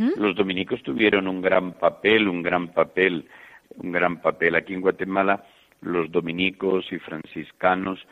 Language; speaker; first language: Spanish; native; Spanish